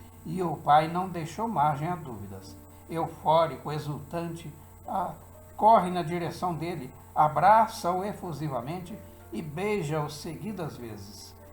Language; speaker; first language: Portuguese; native; Portuguese